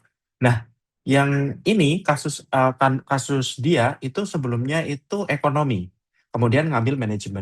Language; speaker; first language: Indonesian; native; Indonesian